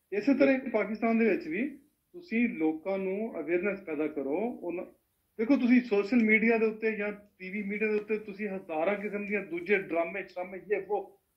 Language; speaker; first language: Punjabi; native; Punjabi